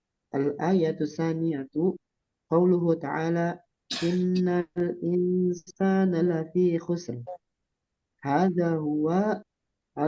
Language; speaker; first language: Arabic; non-native, learner; Indonesian